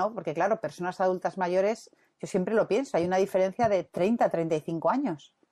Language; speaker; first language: Spanish; native; Spanish